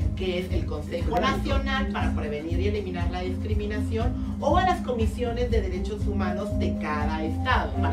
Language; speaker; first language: Spanish; native; Spanish